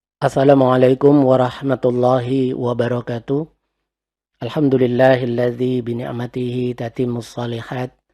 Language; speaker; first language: Indonesian; native; Indonesian